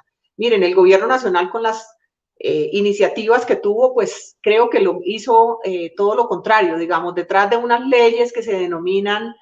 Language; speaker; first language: Spanish; native; Spanish